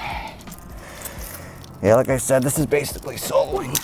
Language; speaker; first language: English; native; English